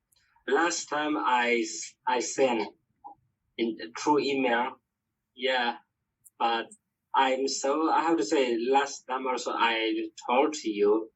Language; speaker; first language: English; non-native, learner; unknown